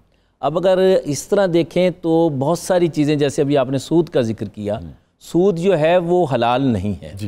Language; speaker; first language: Urdu; native; Urdu